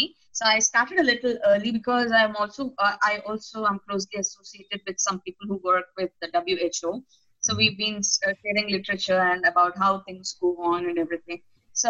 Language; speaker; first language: English; non-native, local second language; Telugu